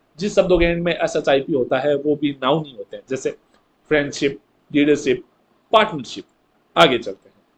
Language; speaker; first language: Hindi; native; Hindi